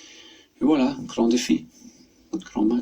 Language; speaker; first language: French; non-native, learner; German